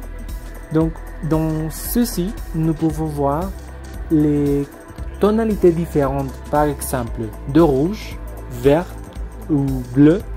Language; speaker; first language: French; non-native, fluent; Spanish